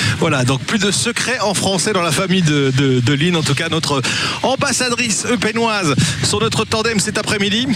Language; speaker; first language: French; native; French